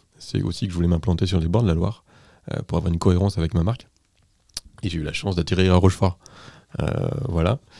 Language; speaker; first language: French; native; French